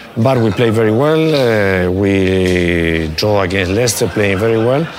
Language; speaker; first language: English; non-native, fluent; Spanish